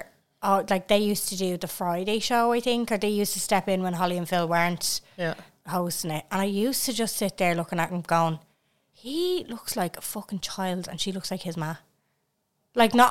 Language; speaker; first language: English; native; English